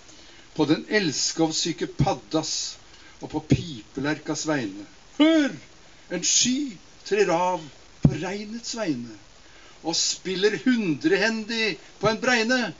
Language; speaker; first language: Norwegian; native; Norwegian